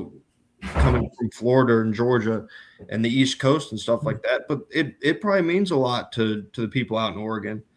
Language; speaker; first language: English; native; English